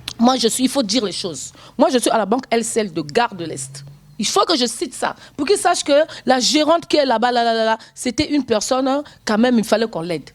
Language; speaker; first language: French; non-native, local second language; Lingala